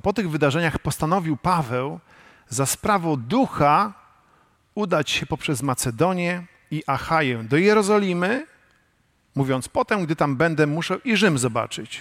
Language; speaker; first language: Polish; native; Polish